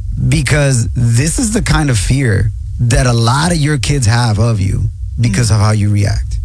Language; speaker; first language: English; early bilingual, other home language; Spanish